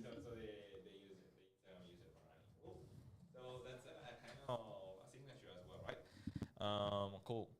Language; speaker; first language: English; non-native, fluent; Spanish